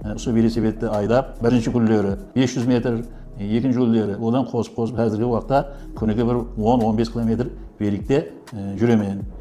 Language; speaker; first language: Uzbek; non-native, local second language; Kara-Kalpak